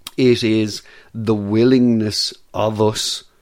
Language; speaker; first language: English; native; English